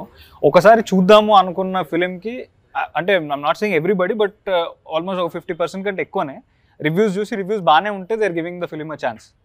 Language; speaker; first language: Telugu; native; Telugu